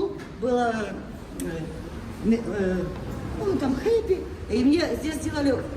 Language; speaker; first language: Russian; non-native, learner; Ukrainian